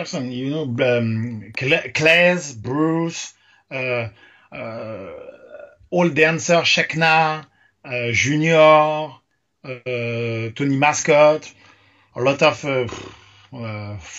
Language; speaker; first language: English; non-native, learner; French